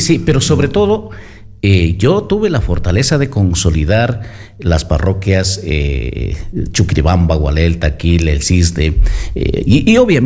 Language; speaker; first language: Spanish; native; Spanish